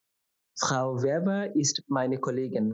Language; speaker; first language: German; non-native, fluent; Bangla